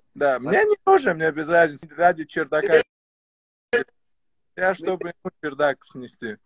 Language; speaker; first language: Russian; native; Russian